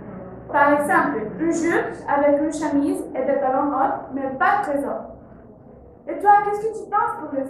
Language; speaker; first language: French; non-native, learner; Spanish